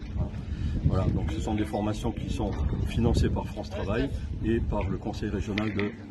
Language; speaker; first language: French; native; French